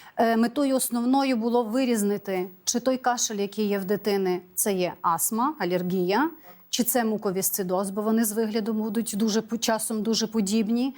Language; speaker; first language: Ukrainian; native; Ukrainian